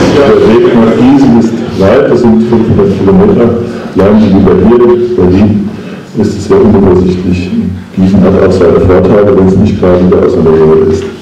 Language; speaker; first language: German; native; German